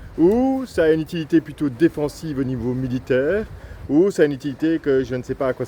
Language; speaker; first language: French; native; French